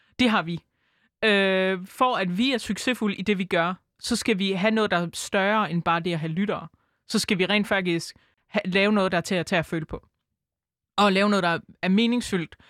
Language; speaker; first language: Danish; native; Danish